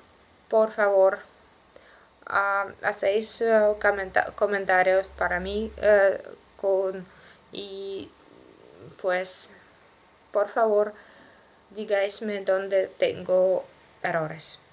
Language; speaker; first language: Spanish; non-native, learner; Russian